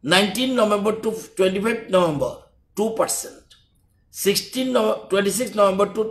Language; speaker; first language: English; non-native, local second language; Bangla